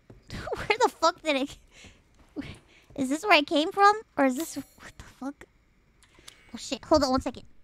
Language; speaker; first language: English; early bilingual, other home language; Spanish